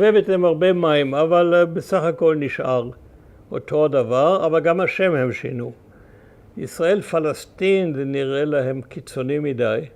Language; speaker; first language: Hebrew; early bilingual, other home language; German